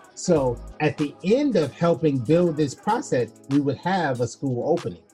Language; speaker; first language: English; native; English